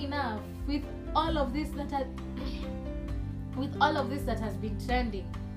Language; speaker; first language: English; non-native, local second language; Swahili